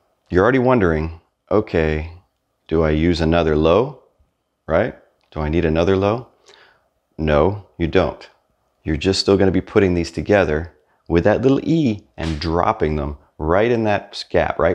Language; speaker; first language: English; native; English